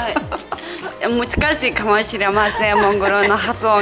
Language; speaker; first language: Japanese; non-native, fluent; Mongolian